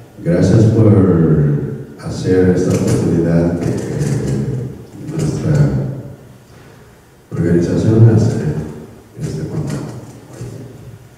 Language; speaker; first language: Spanish; non-native, learner; Korean